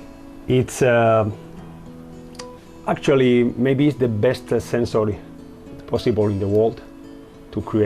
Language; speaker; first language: English; non-native, learner; Spanish